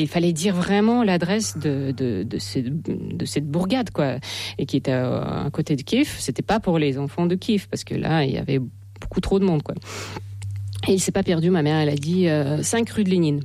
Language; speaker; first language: French; non-native, fluent; Russian